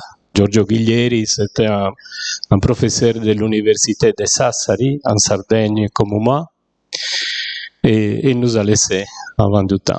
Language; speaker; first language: French; non-native, fluent; Italian